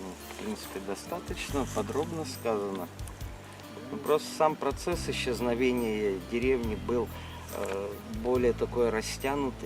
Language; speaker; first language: Russian; native; Russian